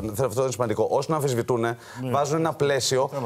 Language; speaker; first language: Greek; native; Greek